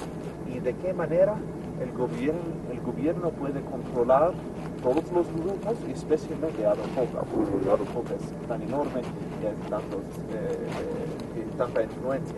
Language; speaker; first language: Spanish; non-native, learner; English